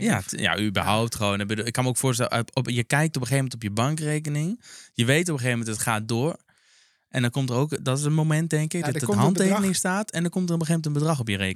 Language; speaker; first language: Dutch; native; Dutch